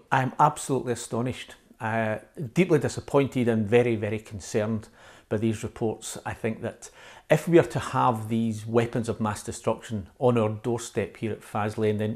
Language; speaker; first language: English; native; English